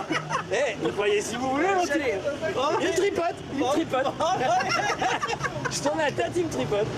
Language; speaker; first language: French; native; French